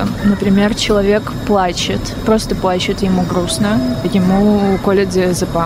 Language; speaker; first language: Russian; native; Russian